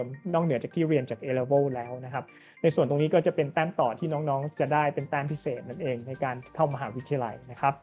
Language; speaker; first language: Thai; native; Thai